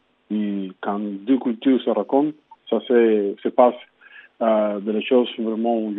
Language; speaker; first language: French; non-native, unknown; Spanish